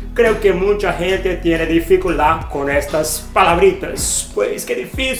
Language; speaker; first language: Spanish; non-native, fluent; Portuguese